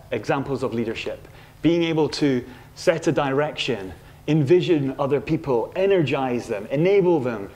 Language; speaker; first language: English; native; English